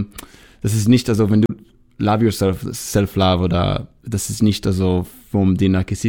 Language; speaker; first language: German; non-native, fluent; Hebrew